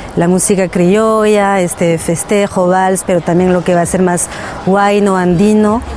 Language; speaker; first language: Spanish; early bilingual, heritage; French